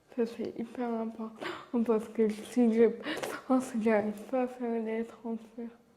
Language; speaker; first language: French; early bilingual, other home language; Arabic